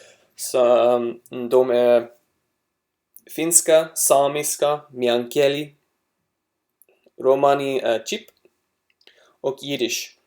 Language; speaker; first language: Swedish; non-native, learner; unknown